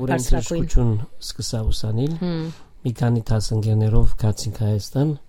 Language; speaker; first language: Armenian; native; Armenian